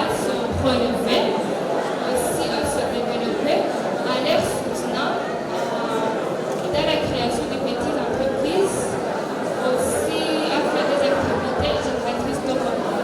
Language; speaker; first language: French; non-native, local second language; Rundi